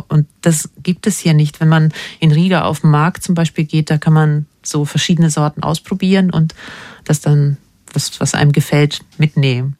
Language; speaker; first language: German; non-native, fluent; Latvian